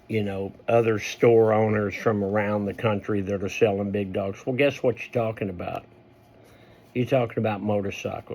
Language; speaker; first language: English; native; English